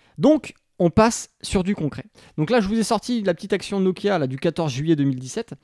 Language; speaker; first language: French; native; French